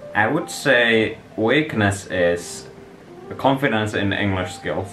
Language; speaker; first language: English; non-native, fluent; Finnish